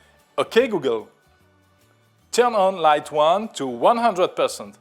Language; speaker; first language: English; non-native, fluent; French